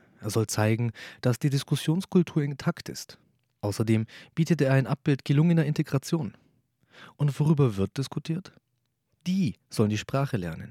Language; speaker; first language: German; early bilingual, other home language; Turkish